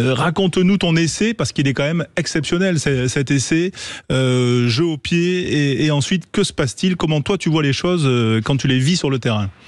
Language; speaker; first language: French; native; French